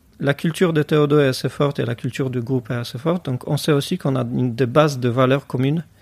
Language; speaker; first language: French; non-native, fluent; Polish